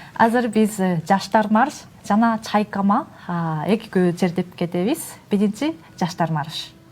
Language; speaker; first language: Kyrgyz; non-native, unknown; Japanese